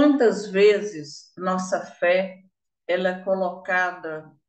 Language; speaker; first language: Portuguese; native; Portuguese